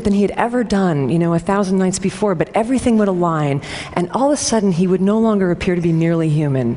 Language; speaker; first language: English; native; English